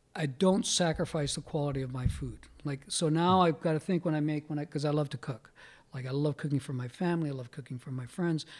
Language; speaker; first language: English; early bilingual, other home language; Italian